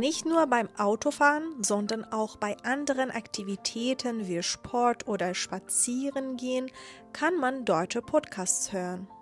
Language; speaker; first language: German; non-native, fluent; Persian